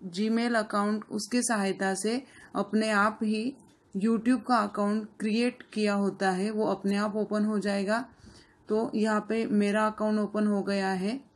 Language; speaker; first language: Hindi; non-native, local second language; Marathi